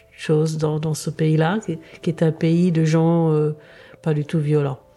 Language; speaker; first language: French; early bilingual, other home language; Czech